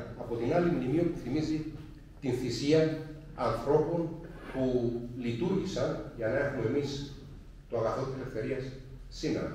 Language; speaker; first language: Greek; native; Greek